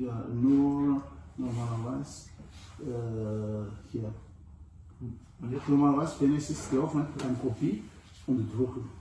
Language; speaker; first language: German; non-native, learner; Malagasy